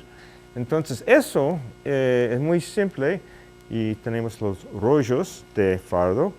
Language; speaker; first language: Spanish; non-native, learner; English